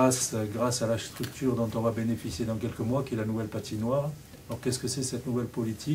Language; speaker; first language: French; native; French